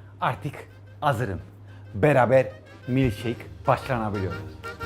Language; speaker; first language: Turkish; non-native, learner; Italian